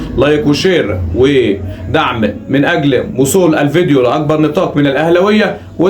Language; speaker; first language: Arabic; native; Arabic